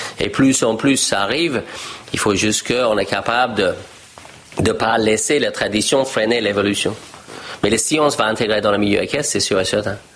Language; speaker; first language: French; non-native, fluent; English